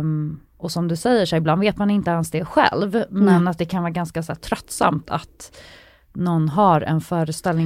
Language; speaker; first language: Swedish; native; Swedish